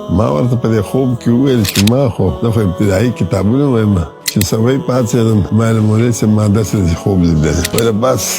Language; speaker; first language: Pashto; non-native, local second language; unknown